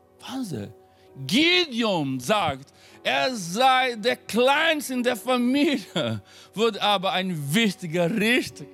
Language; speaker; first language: German; non-native, fluent; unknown